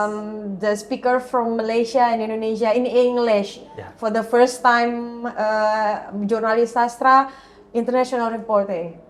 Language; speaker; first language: English; non-native, learner; Indonesian